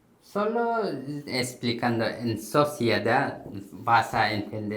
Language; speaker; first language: Spanish; non-native, fluent; Korean